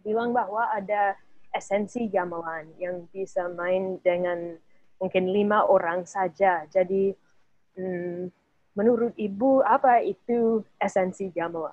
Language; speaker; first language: Indonesian; non-native, fluent; English